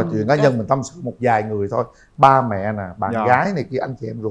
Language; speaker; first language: Vietnamese; native; Vietnamese